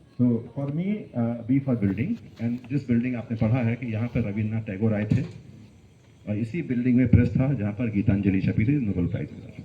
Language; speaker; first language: Hindi; non-native, local second language; Bangla